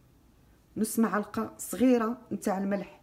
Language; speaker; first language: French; non-native, local second language; Arabic